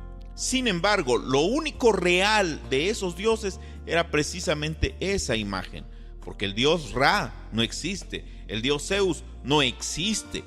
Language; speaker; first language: Spanish; native; Spanish